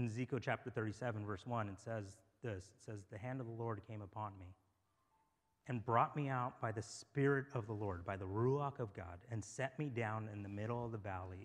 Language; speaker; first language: English; native; English